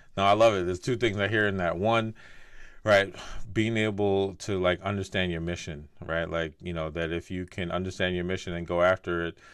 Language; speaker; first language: English; native; English